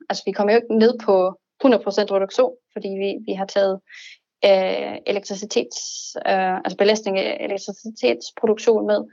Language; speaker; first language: Danish; non-native, fluent; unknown